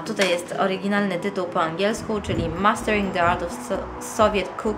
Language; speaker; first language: Polish; early bilingual, heritage; Polish